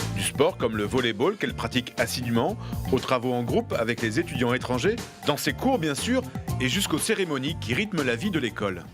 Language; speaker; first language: French; native; French